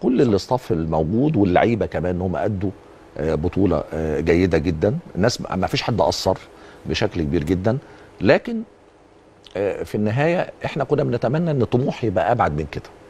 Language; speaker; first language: Arabic; native; Arabic